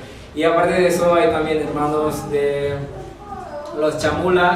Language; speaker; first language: Spanish; non-native, fluent; Javanese